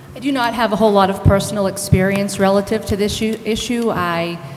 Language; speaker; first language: English; native; English